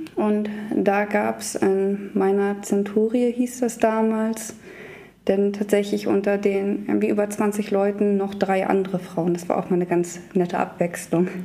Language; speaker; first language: German; native; German